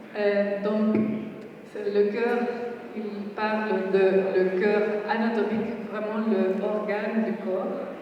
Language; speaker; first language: French; non-native, fluent; Spanish